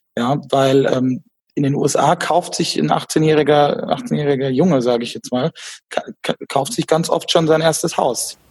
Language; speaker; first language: German; native; German